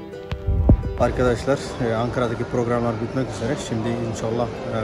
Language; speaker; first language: Turkish; non-native, fluent; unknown